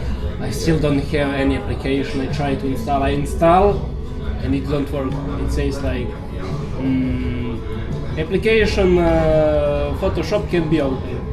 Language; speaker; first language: English; non-native, learner; Serbian